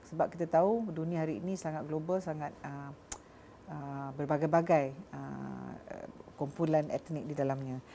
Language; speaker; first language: Malay; native; Malay